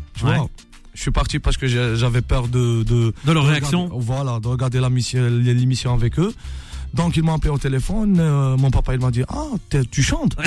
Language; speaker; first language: French; non-native, local second language; Arabic